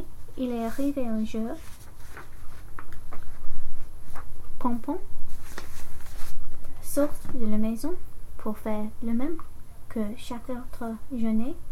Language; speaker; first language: French; non-native, learner; English